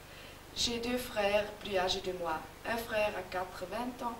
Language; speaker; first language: French; non-native, learner; German